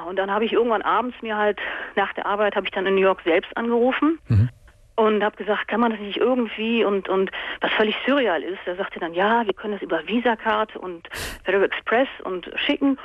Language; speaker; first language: German; native; German